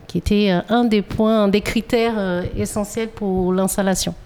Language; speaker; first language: French; non-native, fluent; Portuguese